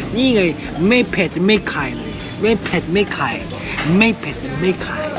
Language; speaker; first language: Thai; non-native, fluent; Korean